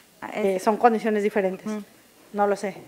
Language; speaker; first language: Spanish; native; Spanish